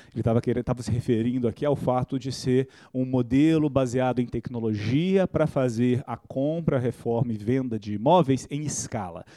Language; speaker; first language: Portuguese; native; Portuguese